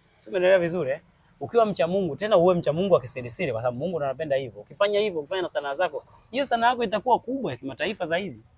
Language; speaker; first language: Swahili; native; Swahili